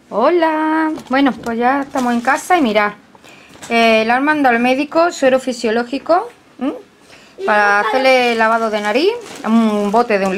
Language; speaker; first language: Spanish; native; Spanish